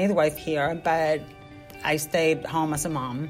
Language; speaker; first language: English; non-native, fluent; Spanish